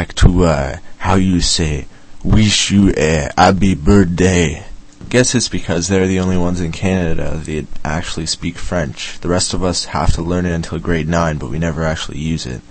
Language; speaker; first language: English; native; English